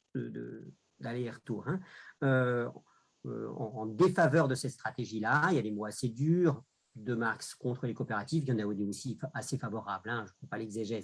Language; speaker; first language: French; native; French